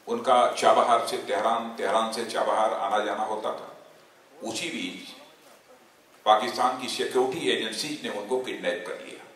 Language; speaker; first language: Hindi; native; Hindi